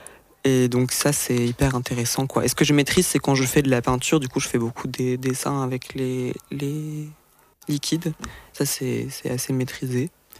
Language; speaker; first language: French; native; French